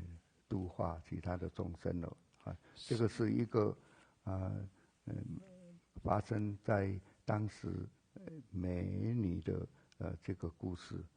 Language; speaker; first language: Chinese; native; Chinese